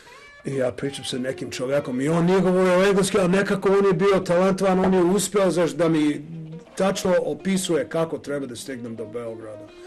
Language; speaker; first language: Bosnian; non-native, learner; English